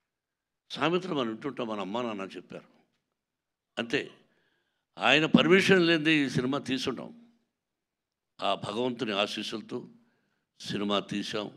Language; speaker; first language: Telugu; native; Telugu